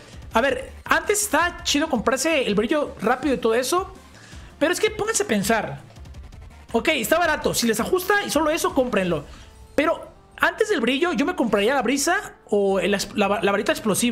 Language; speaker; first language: Spanish; native; Spanish